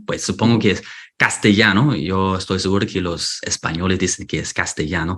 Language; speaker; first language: Spanish; non-native, fluent; English